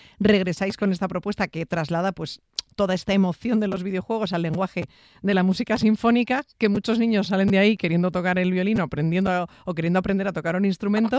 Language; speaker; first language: Spanish; native; Spanish